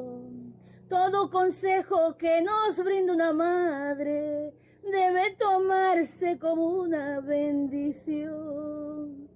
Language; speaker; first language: Spanish; native; Spanish